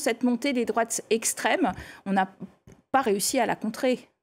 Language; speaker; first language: French; native; French